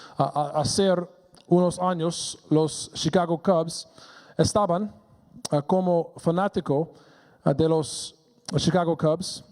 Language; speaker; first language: Spanish; non-native, learner; English